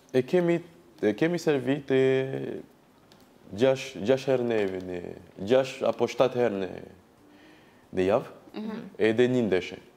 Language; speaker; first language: Albanian; non-native, learner; French